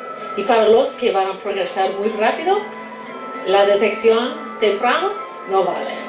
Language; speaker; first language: Spanish; non-native, fluent; English